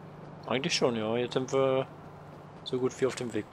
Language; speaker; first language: German; native; German